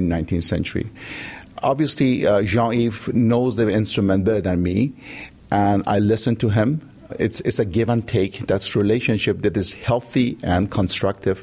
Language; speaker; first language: English; non-native, fluent; Persian